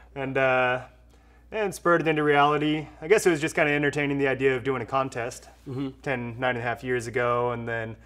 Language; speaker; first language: English; native; English